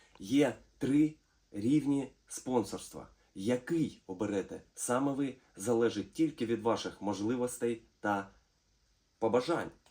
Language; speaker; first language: Ukrainian; non-native, local second language; Russian